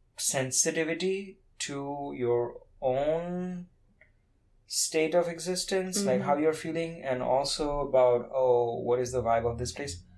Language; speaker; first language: English; non-native, local second language; Bangla